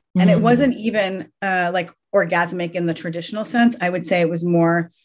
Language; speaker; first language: English; early bilingual, other home language; Persian